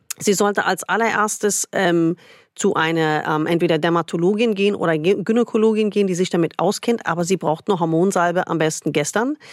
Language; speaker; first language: German; non-native, fluent; English